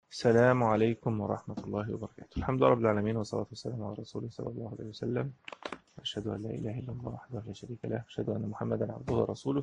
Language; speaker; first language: Arabic; native; Arabic